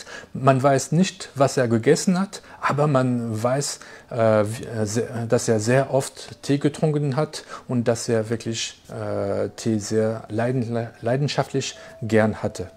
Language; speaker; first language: German; non-native, fluent; French